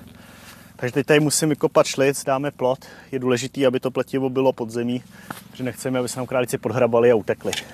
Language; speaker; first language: Czech; native; Czech